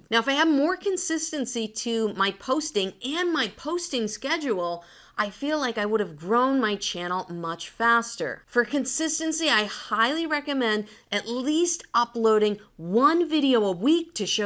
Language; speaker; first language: English; native; English